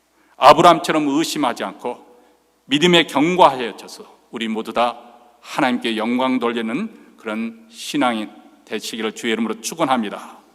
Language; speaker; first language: Korean; native; Korean